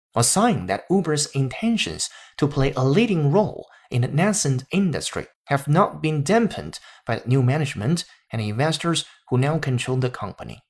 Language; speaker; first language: English; non-native, fluent; Chinese